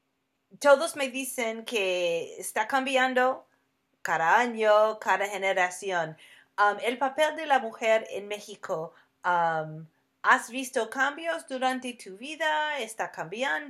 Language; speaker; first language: Spanish; non-native, fluent; English